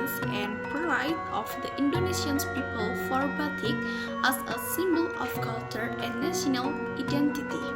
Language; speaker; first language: English; non-native, fluent; Indonesian